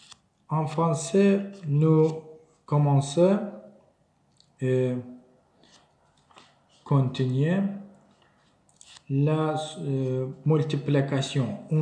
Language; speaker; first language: French; non-native, learner; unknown